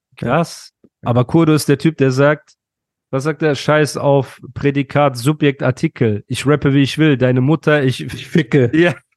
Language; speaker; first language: German; early bilingual, other home language; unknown